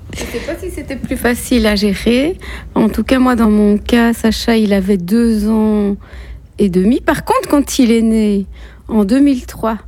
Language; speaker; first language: French; native; French